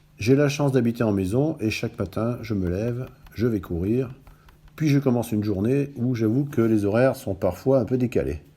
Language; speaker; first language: French; native; French